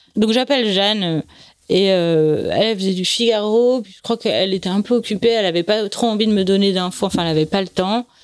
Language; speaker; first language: French; native; French